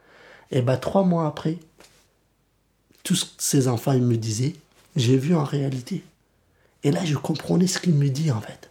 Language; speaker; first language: French; early bilingual, other home language; Kurdish